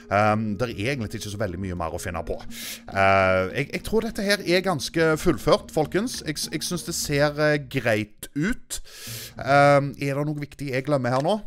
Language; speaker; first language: Norwegian; native; Norwegian